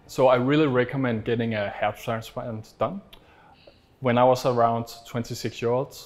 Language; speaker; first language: English; non-native, fluent; Danish